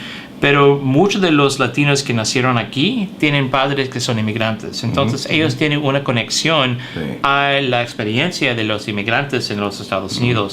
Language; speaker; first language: Spanish; early bilingual, heritage; English